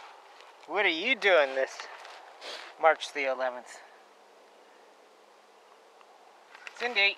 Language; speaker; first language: English; native; English